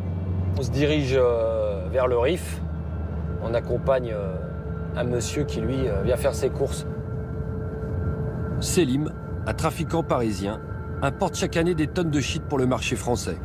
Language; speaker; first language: French; native; French